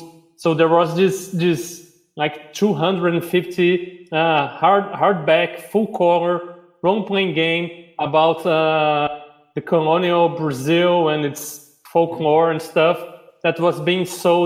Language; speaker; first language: English; non-native, fluent; Portuguese